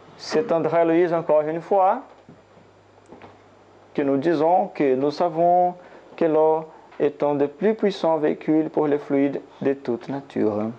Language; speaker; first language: French; non-native, learner; Portuguese